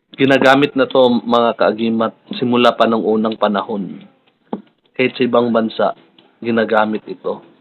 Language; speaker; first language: Filipino; non-native, local second language; Cebuano